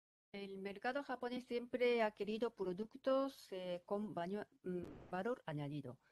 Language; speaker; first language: Spanish; non-native, fluent; Japanese